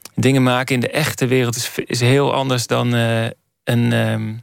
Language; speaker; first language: Dutch; native; Dutch